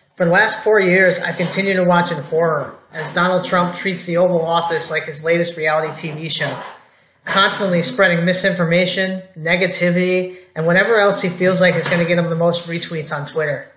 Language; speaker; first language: English; native; English